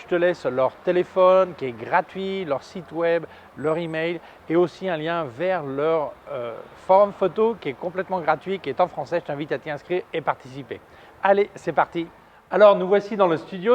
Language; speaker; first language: French; native; French